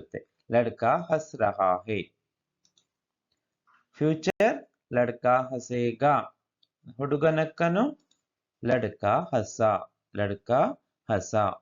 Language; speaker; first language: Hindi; non-native, local second language; Kannada